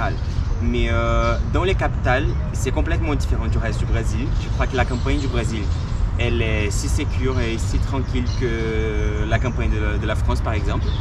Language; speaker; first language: French; non-native, fluent; Portuguese